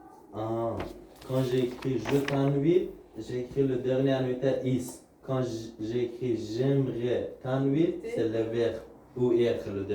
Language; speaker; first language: French; non-native, learner; Russian